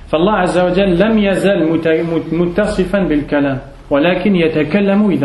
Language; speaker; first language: Arabic; non-native, fluent; French